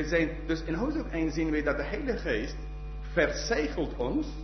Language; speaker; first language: Dutch; non-native, fluent; English